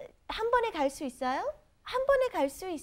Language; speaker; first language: Korean; non-native, learner; English